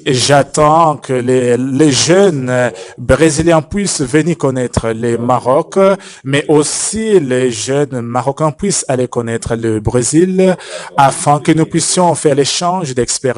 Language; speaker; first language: French; non-native, fluent; Portuguese